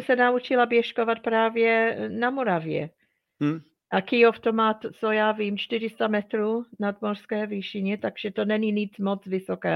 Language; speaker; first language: Czech; non-native, fluent; English